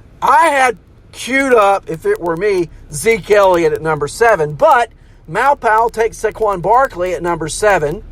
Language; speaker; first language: English; native; English